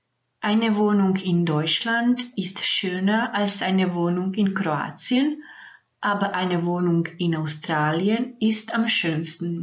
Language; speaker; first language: German; non-native, fluent; Croatian